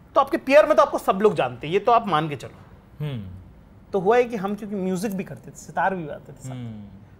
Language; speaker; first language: Hindi; native; Hindi